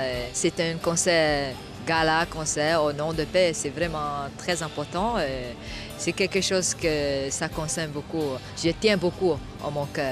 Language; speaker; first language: French; non-native, fluent; Chinese